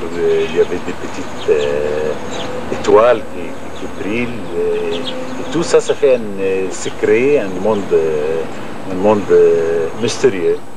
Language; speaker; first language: French; non-native, fluent; Arabic